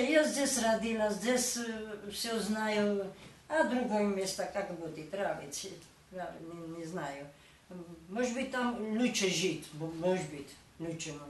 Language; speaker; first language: Russian; non-native, local second language; Georgian